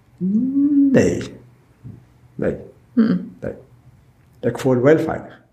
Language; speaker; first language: Dutch; non-native, learner; Arabic